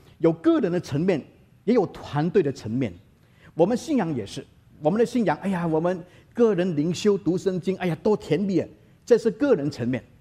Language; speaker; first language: Chinese; native; Chinese